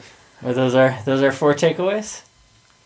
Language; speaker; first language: English; native; English